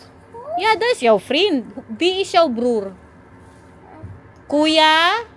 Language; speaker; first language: Dutch; non-native, learner; Filipino